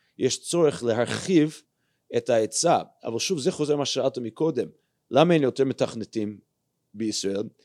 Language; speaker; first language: Hebrew; non-native, fluent; English